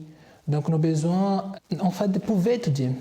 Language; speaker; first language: French; non-native, fluent; Portuguese